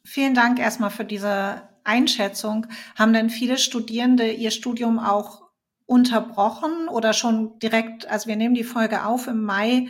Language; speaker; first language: German; native; German